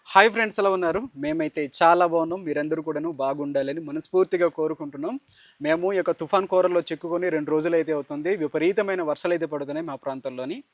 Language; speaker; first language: Telugu; native; Telugu